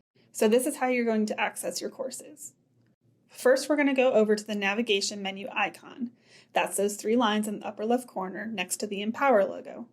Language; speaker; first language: English; native; English